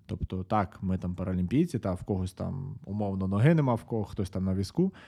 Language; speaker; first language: Ukrainian; native; Ukrainian